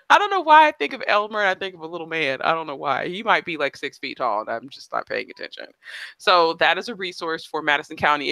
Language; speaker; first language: English; native; English